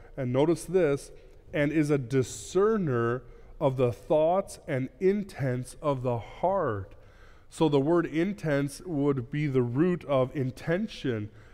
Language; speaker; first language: English; early bilingual, other home language; Plautdietsch